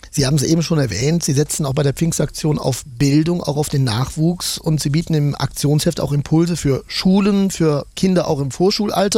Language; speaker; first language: German; native; German